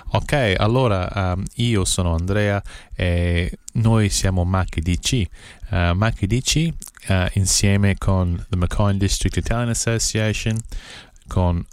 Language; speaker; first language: Italian; early bilingual, heritage; Italian